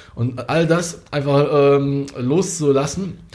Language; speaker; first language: German; early bilingual, other home language; Hungarian